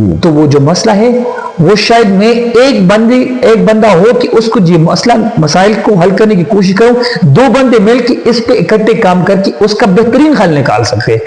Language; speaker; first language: Urdu; non-native, local second language; Pashto